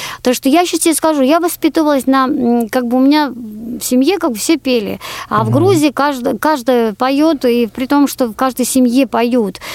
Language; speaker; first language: Russian; non-native, local second language; Georgian